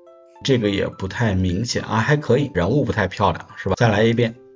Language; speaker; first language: Chinese; native; Chinese